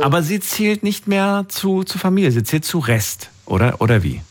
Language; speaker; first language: German; native; German